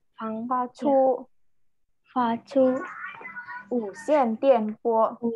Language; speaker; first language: Chinese; non-native, fluent; Indonesian